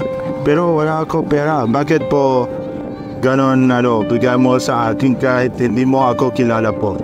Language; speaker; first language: Filipino; non-native, learner; Arabic